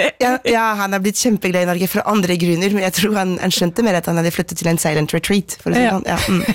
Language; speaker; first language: Norwegian; non-native, fluent; French